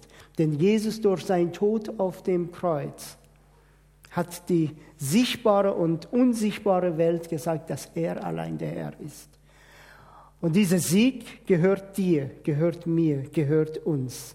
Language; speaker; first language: German; non-native, fluent; Persian